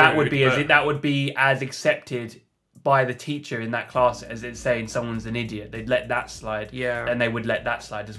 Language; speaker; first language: English; native; English